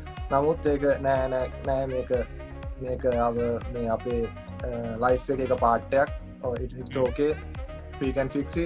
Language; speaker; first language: English; non-native, local second language; Sinhala